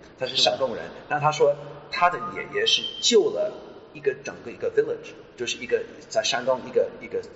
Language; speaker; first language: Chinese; non-native, fluent; English